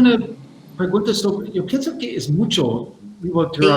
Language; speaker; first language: Spanish; non-native, learner; English